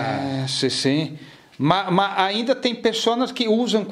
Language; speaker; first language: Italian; non-native, learner; Portuguese